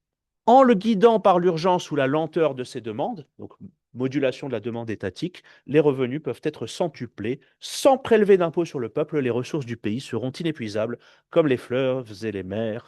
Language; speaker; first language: French; native; French